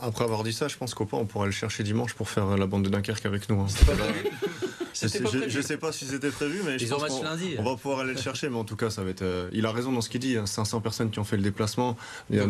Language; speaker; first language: French; native; French